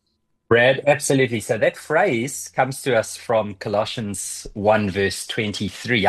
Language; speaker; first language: English; native; English